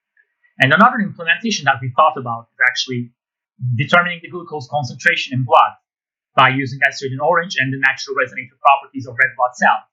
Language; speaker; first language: English; non-native, fluent; Turkish